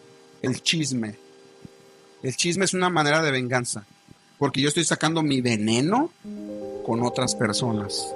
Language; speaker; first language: Spanish; native; Spanish